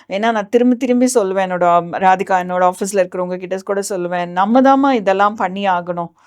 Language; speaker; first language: Tamil; native; Tamil